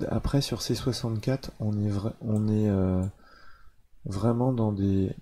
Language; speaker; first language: French; native; French